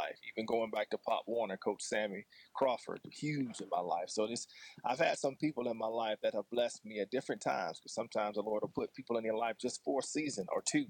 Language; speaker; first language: English; native; English